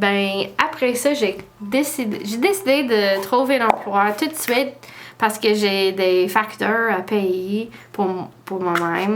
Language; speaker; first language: French; non-native, learner; English